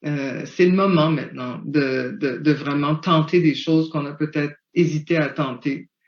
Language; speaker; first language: French; early bilingual, other home language; Haitian Creole